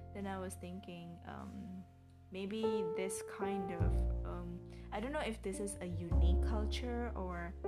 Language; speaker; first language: English; non-native, fluent; Indonesian